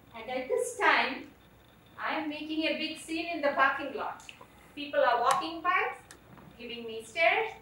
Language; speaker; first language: English; non-native, local second language; Malayalam